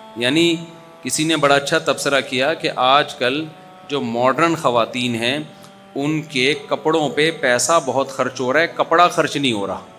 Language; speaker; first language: Urdu; native; Urdu